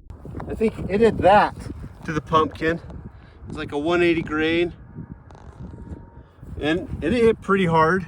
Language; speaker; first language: English; native; English